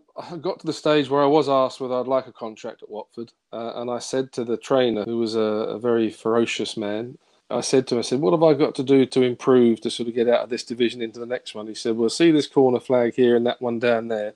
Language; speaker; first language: English; native; English